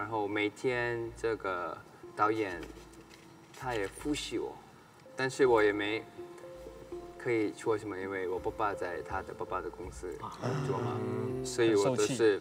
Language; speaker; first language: Chinese; non-native, learner; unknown